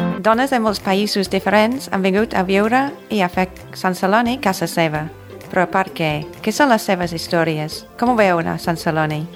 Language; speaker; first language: Catalan; non-native, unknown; English